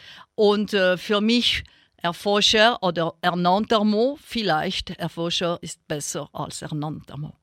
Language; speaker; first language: German; non-native, local second language; French